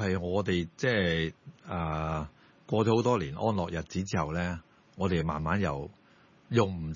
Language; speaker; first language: Cantonese; native; Cantonese